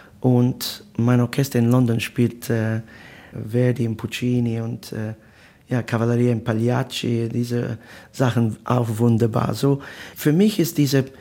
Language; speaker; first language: German; non-native, learner; Italian